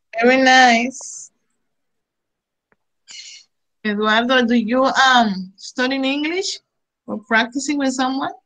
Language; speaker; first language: English; non-native, fluent; Spanish